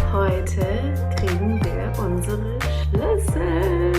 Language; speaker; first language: German; non-native, fluent; English